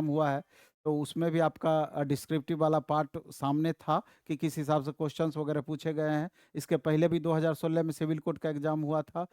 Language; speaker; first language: Hindi; native; Hindi